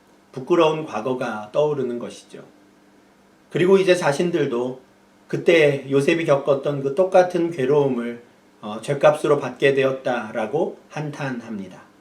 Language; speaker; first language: Korean; native; Korean